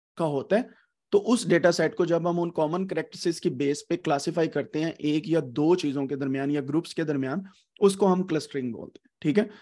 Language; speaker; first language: Urdu; non-native, local second language; Punjabi